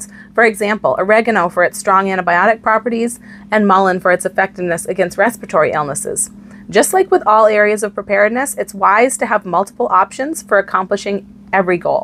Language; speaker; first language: English; native; English